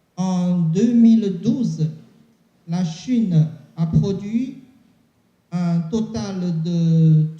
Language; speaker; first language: French; non-native, learner; Chinese